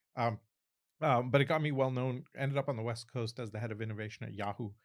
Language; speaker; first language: English; early bilingual, other home language; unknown